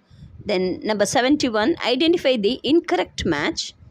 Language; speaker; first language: English; non-native, local second language; Tamil